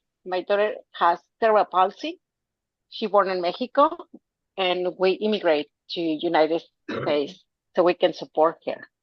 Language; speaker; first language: English; non-native, fluent; Spanish